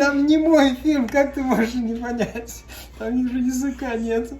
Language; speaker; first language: Russian; native; Russian